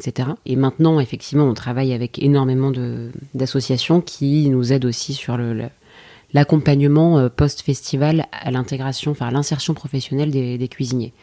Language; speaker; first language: French; native; French